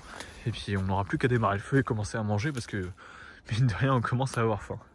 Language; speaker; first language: French; native; French